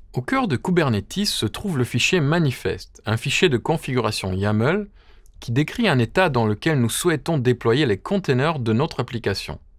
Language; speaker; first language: French; native; French